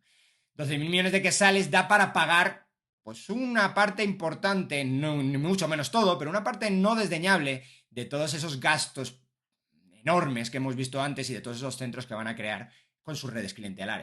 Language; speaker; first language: Spanish; native; Spanish